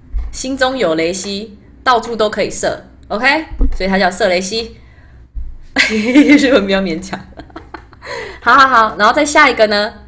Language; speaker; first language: Chinese; early bilingual, heritage; Chinese